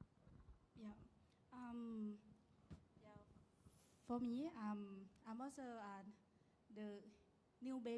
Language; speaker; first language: English; non-native, learner; Lao